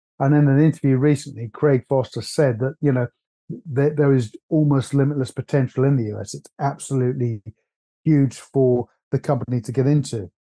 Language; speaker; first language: English; native; English